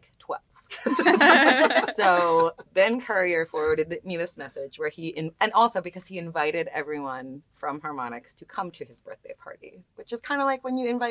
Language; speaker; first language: English; native; English